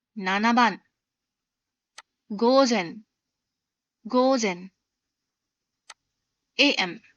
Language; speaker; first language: Japanese; non-native, fluent; Hindi